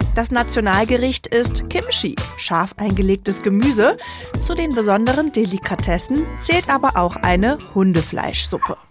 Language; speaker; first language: German; native; German